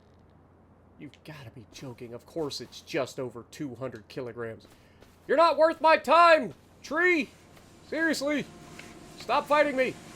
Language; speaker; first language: English; native; English